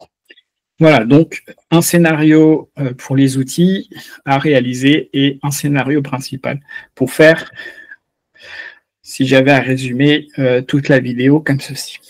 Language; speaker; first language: French; native; French